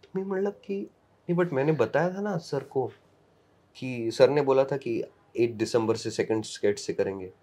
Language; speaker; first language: Hindi; non-native, local second language; Marathi